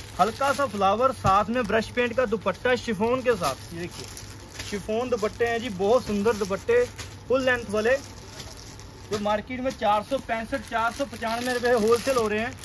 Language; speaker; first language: Hindi; non-native, local second language; Punjabi